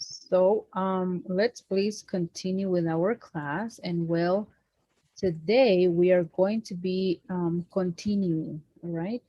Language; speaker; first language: English; non-native, fluent; Spanish